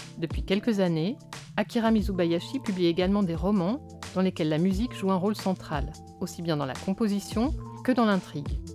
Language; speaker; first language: French; native; French